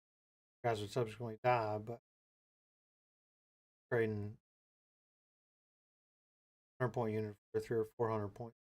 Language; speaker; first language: English; native; English